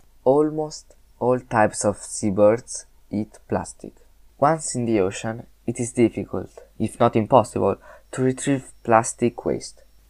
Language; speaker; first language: English; non-native, learner; Italian